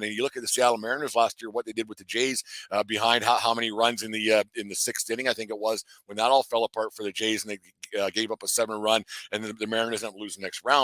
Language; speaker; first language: English; native; English